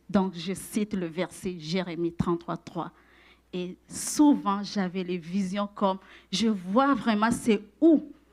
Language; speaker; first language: French; non-native, local second language; Rundi